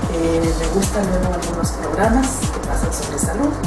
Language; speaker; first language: Spanish; native; Spanish